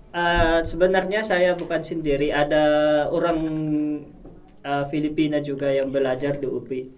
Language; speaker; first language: Indonesian; non-native, learner; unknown